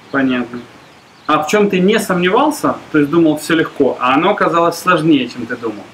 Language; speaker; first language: Russian; native; Russian